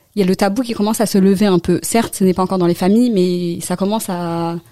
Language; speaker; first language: French; native; French